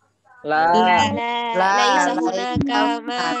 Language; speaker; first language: Arabic; non-native, learner; Indonesian